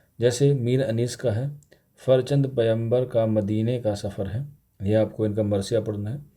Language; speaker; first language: Urdu; native; Urdu